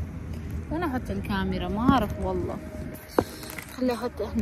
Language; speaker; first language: Arabic; non-native, fluent; Persian